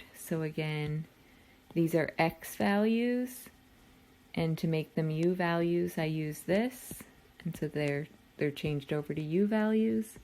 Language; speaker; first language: English; native; English